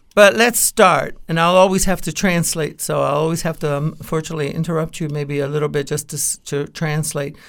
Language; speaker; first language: English; native; English